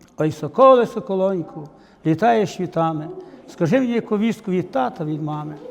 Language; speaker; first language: Ukrainian; native; Ukrainian